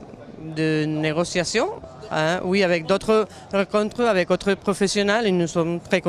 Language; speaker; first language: French; non-native, learner; Catalan